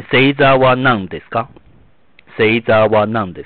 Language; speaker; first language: Japanese; non-native, fluent; Chinese